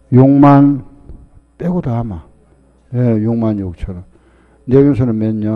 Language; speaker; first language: Korean; native; Korean